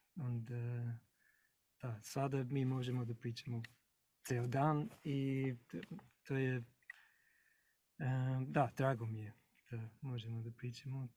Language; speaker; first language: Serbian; non-native, learner; English